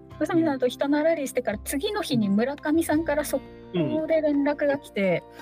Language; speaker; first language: Japanese; native; Japanese